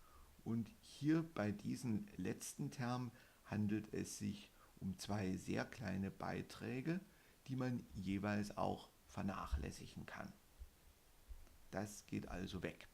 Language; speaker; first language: German; native; German